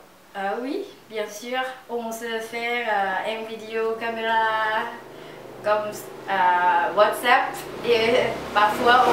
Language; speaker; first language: French; non-native, learner; Lao